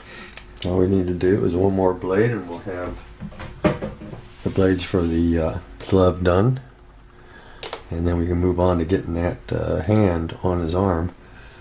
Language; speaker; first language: English; native; English